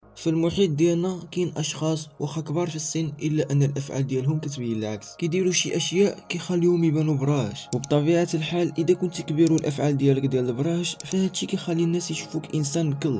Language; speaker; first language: Arabic; native; Arabic